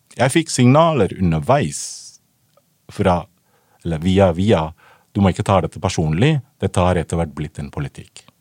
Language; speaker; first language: Norwegian; non-native, fluent; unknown